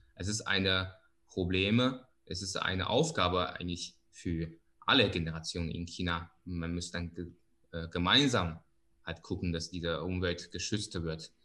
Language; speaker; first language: German; non-native, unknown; Chinese